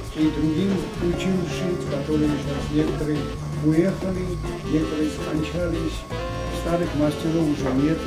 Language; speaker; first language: Russian; non-native, local second language; Armenian